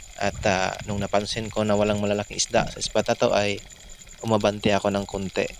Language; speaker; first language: Filipino; non-native, local second language; Cebuano